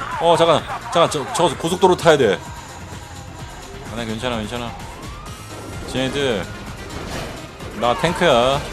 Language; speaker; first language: Korean; native; Korean